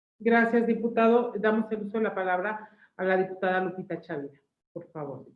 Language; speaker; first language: Spanish; native; Spanish